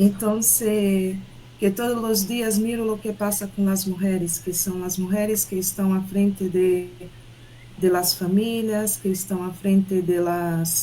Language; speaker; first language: Spanish; non-native, learner; Portuguese